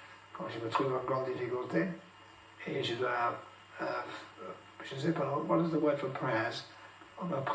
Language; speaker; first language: French; non-native, fluent; English